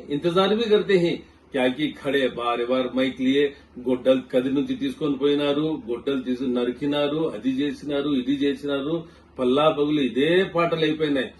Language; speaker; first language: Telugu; non-native, local second language; Urdu